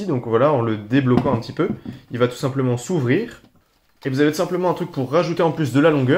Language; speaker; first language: French; native; French